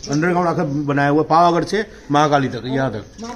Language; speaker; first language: Hindi; non-native, local second language; Gujarati